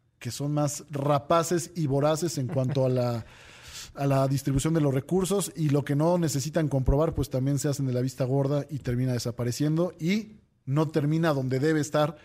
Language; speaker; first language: Spanish; native; Spanish